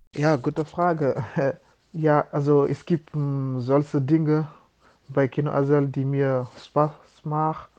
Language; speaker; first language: German; non-native, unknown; Wolof